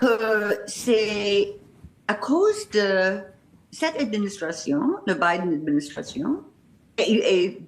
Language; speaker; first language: French; non-native, fluent; English